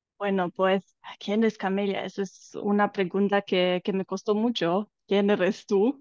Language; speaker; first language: Spanish; non-native, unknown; Romanian